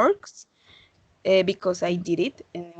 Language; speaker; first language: English; non-native, learner; Spanish